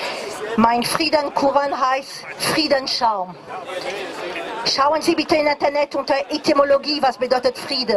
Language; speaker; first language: German; non-native, fluent; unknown